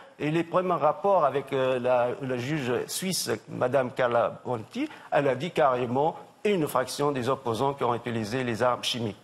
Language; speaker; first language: French; non-native, local second language; Arabic